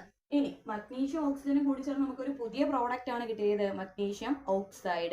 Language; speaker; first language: Malayalam; native; Malayalam